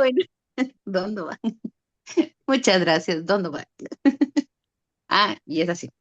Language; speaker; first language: Spanish; native; Spanish